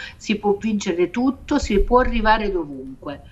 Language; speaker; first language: Italian; native; Italian